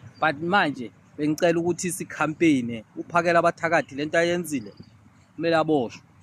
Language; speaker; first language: Zulu; native; Zulu